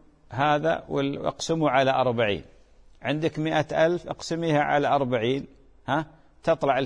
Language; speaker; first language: Arabic; native; Arabic